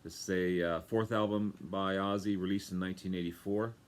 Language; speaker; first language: English; native; English